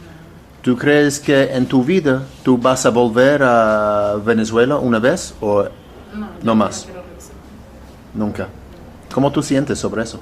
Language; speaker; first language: Spanish; non-native, learner; English